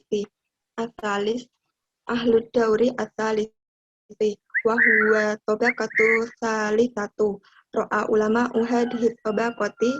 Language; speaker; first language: Arabic; non-native, learner; Indonesian